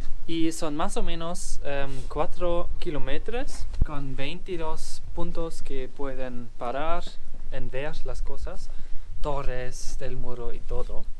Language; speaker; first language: Spanish; non-native, learner; German